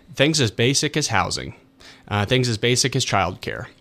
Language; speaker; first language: English; native; English